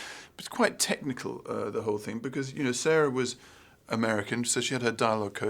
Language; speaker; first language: English; native; English